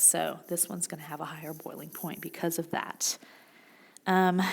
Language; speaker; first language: English; native; English